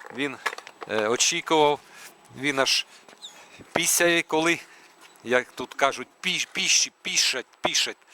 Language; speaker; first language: Ukrainian; non-native, local second language; Russian